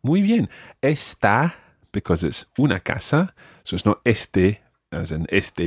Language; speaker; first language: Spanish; non-native, fluent; English